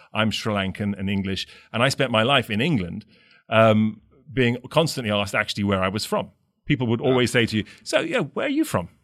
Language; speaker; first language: English; native; English